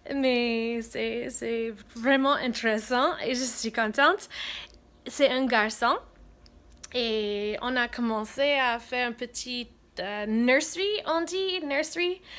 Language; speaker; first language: French; non-native, fluent; English